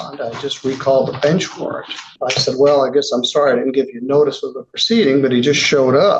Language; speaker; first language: English; native; English